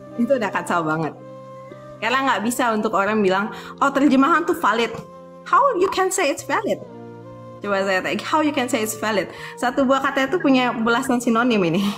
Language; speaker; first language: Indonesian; native; Indonesian